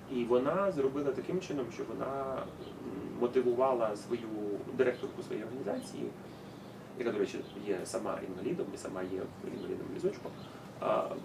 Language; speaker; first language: Ukrainian; native; Ukrainian